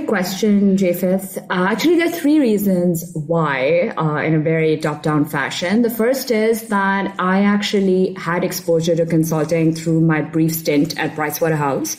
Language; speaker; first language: English; non-native, local second language; Urdu